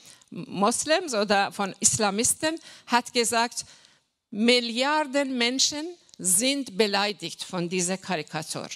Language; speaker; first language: German; non-native, learner; Persian